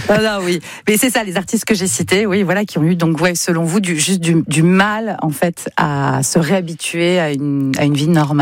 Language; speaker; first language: French; native; French